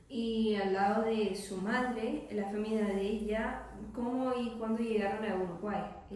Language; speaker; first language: Spanish; non-native, learner; English